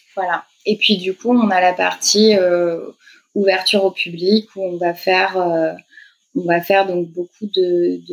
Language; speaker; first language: French; native; French